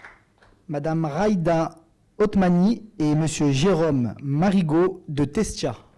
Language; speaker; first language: French; native; French